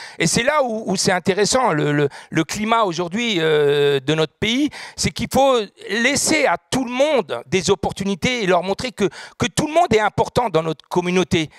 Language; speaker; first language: French; native; French